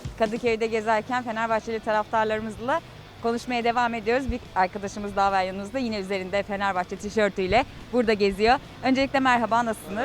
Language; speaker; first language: Turkish; native; Turkish